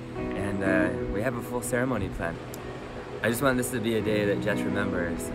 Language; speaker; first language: English; native; English